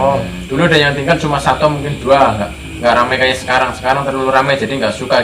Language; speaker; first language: Indonesian; native; Indonesian